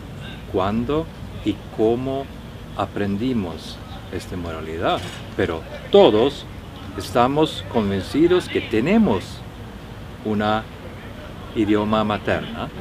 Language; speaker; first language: Spanish; non-native, fluent; Norwegian